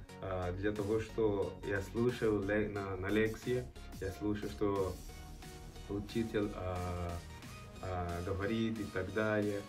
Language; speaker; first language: Russian; non-native, learner; Portuguese